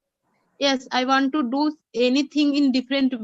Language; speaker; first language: English; non-native, learner; Hindi